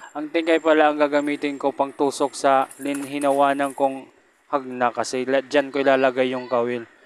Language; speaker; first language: Filipino; non-native, local second language; Waray